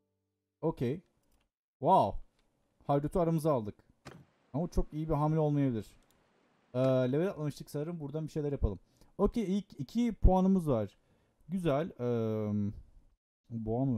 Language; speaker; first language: Turkish; native; Turkish